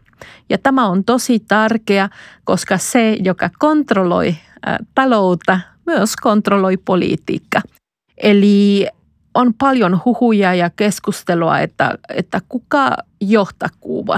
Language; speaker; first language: Finnish; non-native, fluent; Spanish